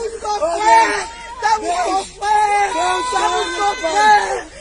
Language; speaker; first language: Portuguese; non-native, learner; Haitian Creole